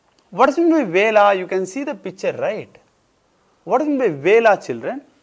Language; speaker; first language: English; non-native, local second language; Tamil